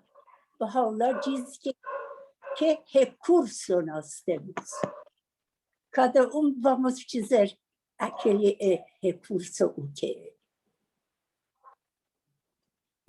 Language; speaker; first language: Portuguese; non-native, learner; Persian